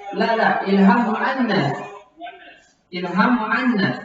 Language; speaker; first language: Arabic; non-native, fluent; Indonesian